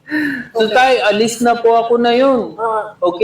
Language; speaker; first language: Filipino; non-native, fluent; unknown